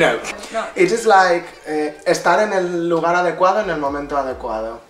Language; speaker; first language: Spanish; native; Spanish